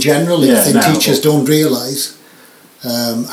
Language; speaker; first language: English; native; English